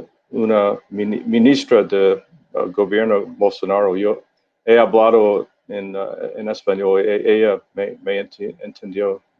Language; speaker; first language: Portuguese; non-native, learner; English